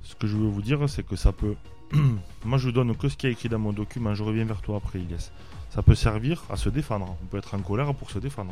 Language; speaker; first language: French; native; French